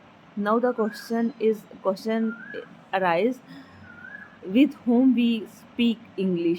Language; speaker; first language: English; non-native, learner; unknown